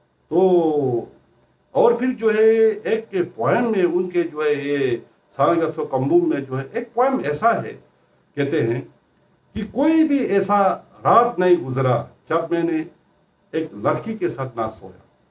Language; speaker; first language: Hindi; non-native, local second language; Ladakhi